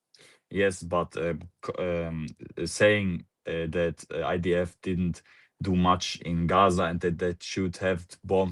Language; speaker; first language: English; non-native, learner; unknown